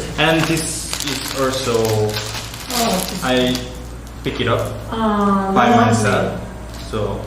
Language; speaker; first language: English; non-native, learner; Korean